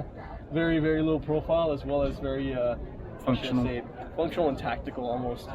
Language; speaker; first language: English; native; English